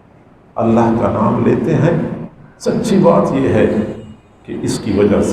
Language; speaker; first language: Urdu; native; Urdu